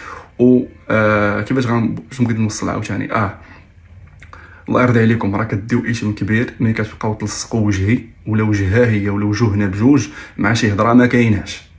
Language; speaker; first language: Arabic; native; Arabic